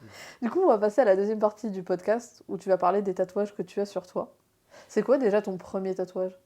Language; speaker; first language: French; native; French